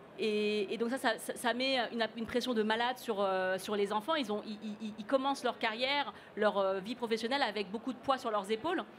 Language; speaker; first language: French; early bilingual, other home language; Cantonese